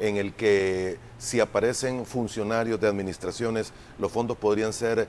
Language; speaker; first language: Spanish; native; Spanish